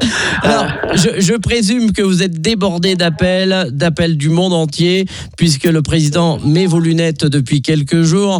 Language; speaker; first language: French; native; French